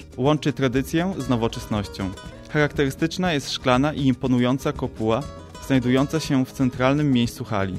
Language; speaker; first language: Polish; native; Polish